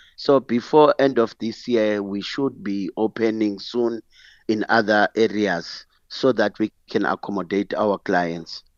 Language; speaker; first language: English; non-native, local second language; Xhosa